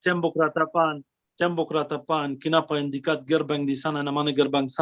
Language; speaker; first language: Indonesian; non-native, fluent; Arabic